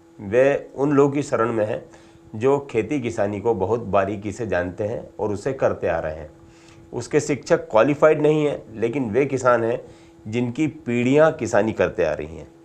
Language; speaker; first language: Hindi; native; Hindi